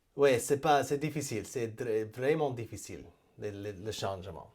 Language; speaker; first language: French; non-native, learner; English